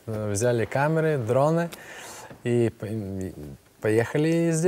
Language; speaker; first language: Russian; non-native, local second language; Latvian